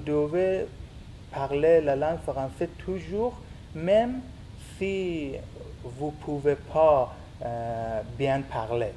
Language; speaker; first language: French; non-native, learner; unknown